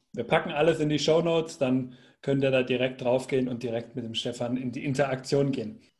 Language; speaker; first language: German; native; German